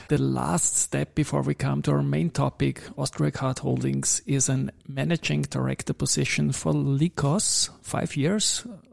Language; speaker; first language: English; non-native, fluent; German